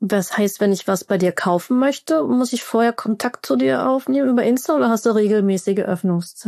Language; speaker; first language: German; native; German